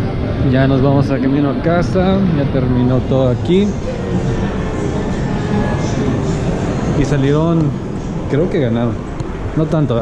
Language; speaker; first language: Spanish; early bilingual, heritage; Spanish